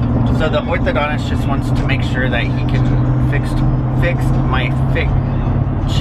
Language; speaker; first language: English; native; English